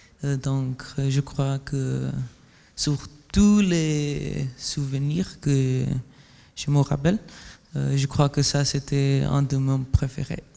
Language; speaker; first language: French; non-native, learner; Spanish